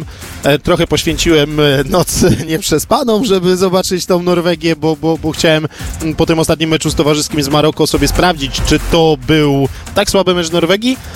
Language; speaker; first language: Polish; native; Polish